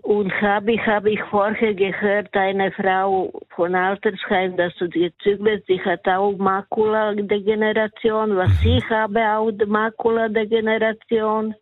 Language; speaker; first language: German; non-native, fluent; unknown